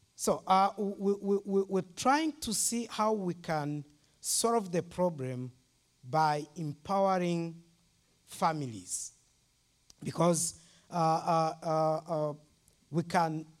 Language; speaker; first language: English; non-native, local second language; Kinyarwanda